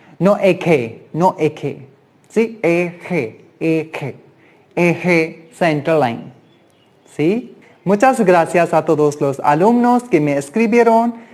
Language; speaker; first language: Spanish; non-native, learner; Hindi